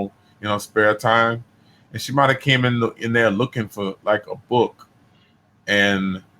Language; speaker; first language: English; native; English